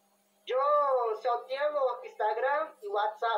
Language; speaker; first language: Spanish; non-native, learner; Portuguese